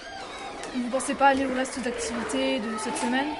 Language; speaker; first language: French; native; French